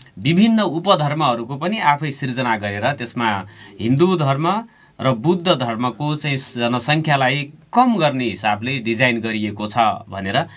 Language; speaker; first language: Nepali; native; Nepali